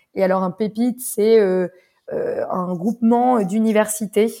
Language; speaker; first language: French; native; French